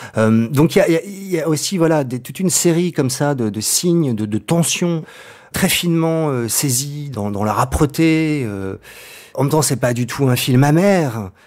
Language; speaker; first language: French; native; French